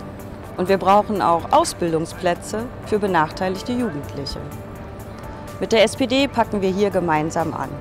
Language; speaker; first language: German; native; German